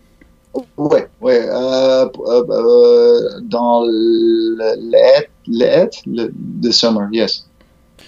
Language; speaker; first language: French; non-native, learner; Dutch